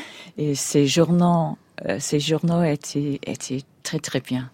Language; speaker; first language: French; non-native, fluent; English